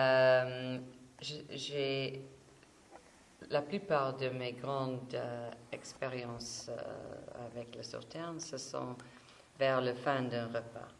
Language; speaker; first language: French; non-native, fluent; English